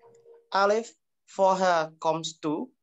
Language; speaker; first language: German; non-native, learner; Indonesian